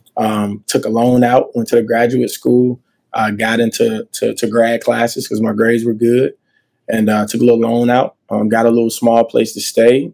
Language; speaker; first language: English; native; English